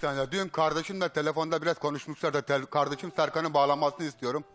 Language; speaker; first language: Turkish; native; Turkish